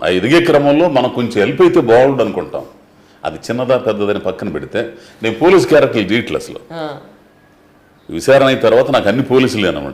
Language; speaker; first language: Telugu; native; Telugu